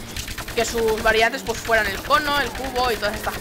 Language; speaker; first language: Spanish; native; Spanish